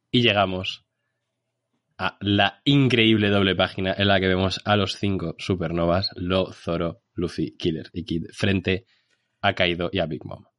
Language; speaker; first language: Spanish; native; Spanish